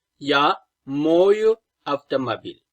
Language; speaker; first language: Russian; non-native, fluent; Turkish